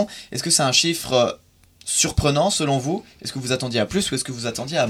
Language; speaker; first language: French; native; French